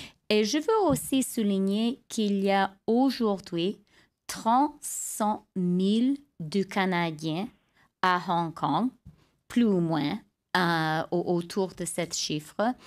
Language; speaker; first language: French; non-native, fluent; English